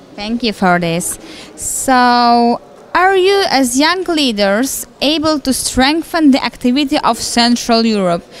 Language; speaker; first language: English; non-native, fluent; Polish